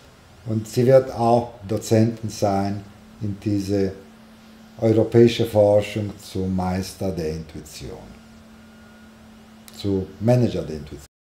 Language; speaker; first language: German; non-native, fluent; Italian